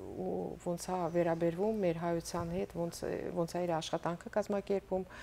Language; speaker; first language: Armenian; native; Armenian